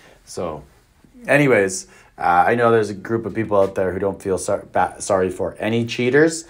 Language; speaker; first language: English; native; English